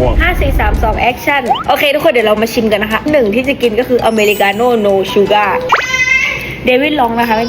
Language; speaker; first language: Thai; native; Thai